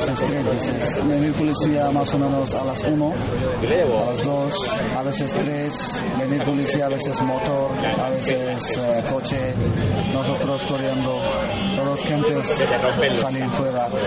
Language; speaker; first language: Spanish; non-native, learner; Bangla